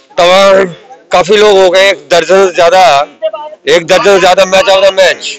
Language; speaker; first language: Hindi; non-native, local second language; Punjabi